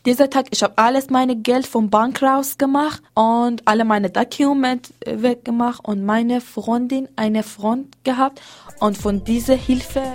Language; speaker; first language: German; non-native, learner; Persian